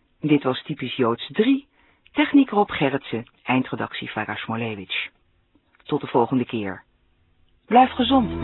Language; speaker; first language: Dutch; native; Dutch